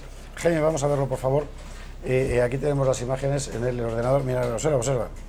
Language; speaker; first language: Spanish; native; Spanish